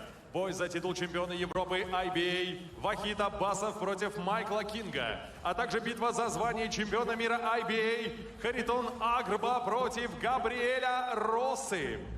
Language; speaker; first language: Russian; native; Russian